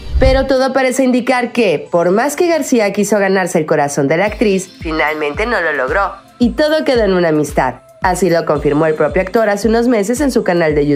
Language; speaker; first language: Spanish; native; Spanish